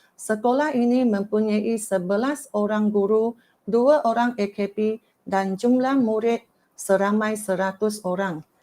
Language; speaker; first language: Malay; non-native, local second language; Chinese